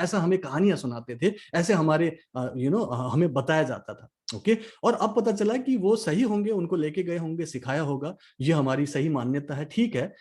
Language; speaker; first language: Hindi; non-native, local second language; Nepali